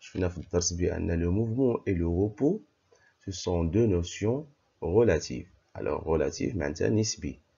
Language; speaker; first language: French; non-native, local second language; Arabic